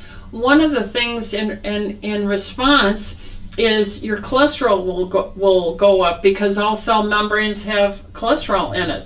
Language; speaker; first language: English; native; English